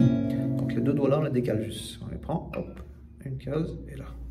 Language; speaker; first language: French; native; French